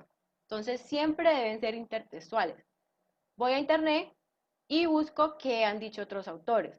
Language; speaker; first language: Spanish; native; Spanish